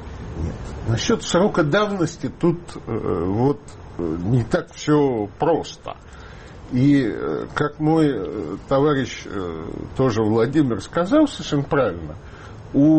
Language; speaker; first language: Russian; native; Russian